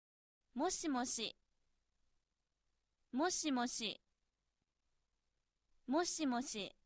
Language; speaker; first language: Japanese; non-native, fluent; Chinese